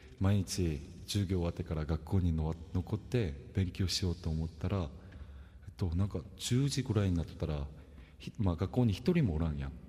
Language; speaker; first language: Japanese; non-native, fluent; Korean